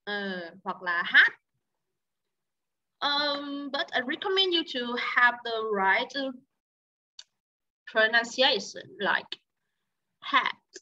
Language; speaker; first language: English; non-native, learner; Vietnamese